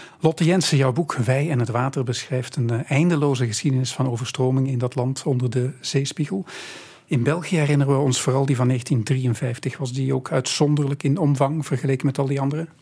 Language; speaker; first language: Dutch; native; Dutch